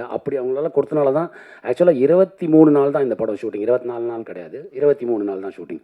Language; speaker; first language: Tamil; native; Tamil